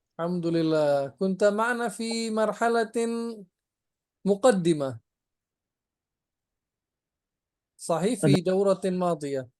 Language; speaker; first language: Arabic; non-native, fluent; Indonesian